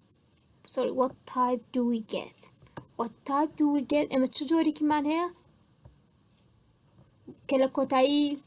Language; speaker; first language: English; non-native, fluent; Central Kurdish